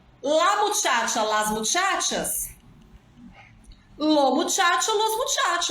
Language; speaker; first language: Spanish; non-native, fluent; Portuguese